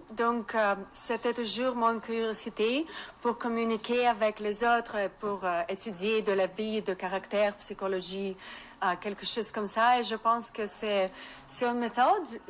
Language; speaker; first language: French; non-native, learner; Russian